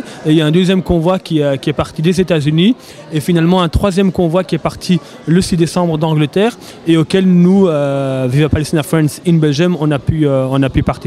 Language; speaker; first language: French; native; French